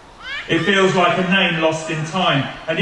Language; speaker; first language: English; native; English